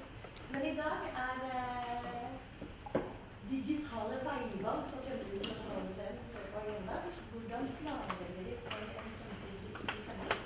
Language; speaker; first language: Norwegian; native; Norwegian